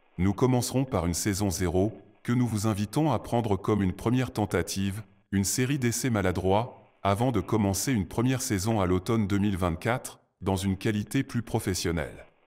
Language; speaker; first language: French; native; French